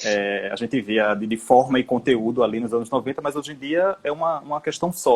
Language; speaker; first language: Portuguese; native; Portuguese